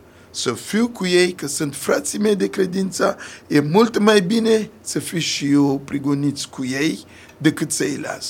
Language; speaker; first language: Romanian; non-native, fluent; Sango